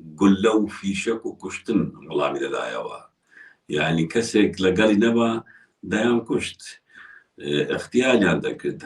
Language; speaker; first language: Central Kurdish; non-native, local second language; Kurdish